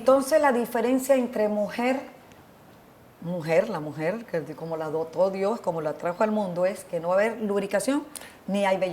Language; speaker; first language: Spanish; native; Spanish